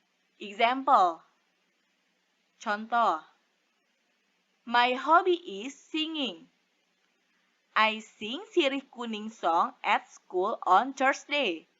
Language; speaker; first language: English; non-native, fluent; Indonesian